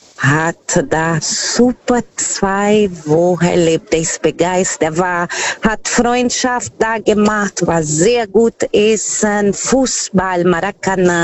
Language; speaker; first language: German; non-native, learner; Portuguese